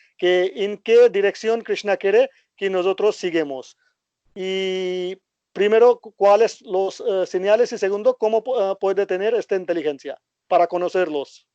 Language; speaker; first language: Spanish; non-native, learner; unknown